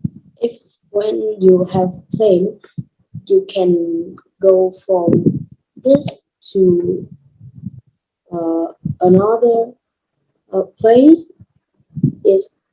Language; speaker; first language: English; non-native, learner; Vietnamese